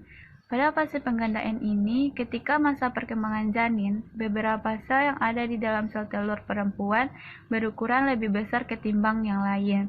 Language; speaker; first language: Indonesian; native; Indonesian